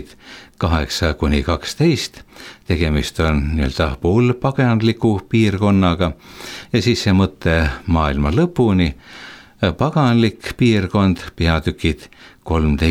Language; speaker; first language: Estonian; native; Estonian